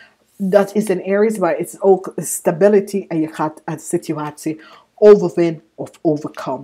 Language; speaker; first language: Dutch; non-native, learner; English